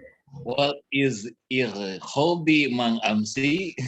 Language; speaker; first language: English; non-native, learner; Indonesian